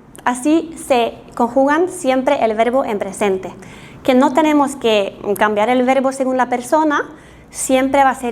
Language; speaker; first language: Spanish; non-native, fluent; Norwegian